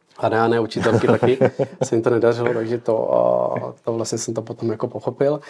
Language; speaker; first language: Czech; early bilingual, other home language; Ukrainian